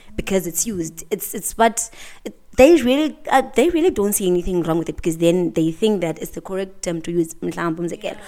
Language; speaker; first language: English; non-native, local second language; Xhosa